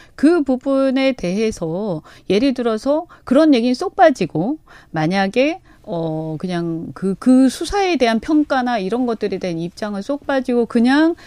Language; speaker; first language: Korean; native; Korean